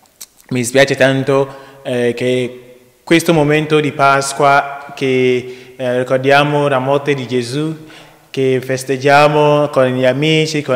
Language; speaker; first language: Italian; non-native, learner; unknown